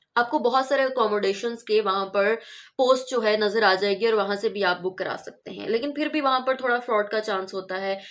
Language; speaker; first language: Urdu; non-native, local second language; Punjabi